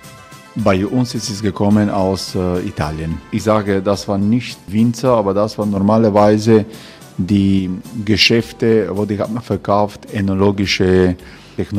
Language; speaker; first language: German; non-native, learner; Croatian